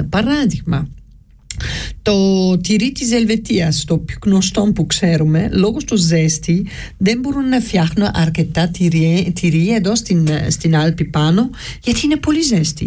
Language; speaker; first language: Greek; early bilingual, heritage; Greek